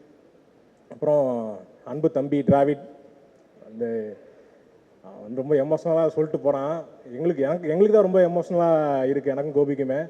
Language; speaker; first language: Tamil; native; Tamil